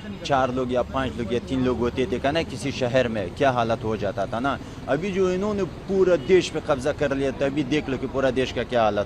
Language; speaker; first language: Hindi; non-native, learner; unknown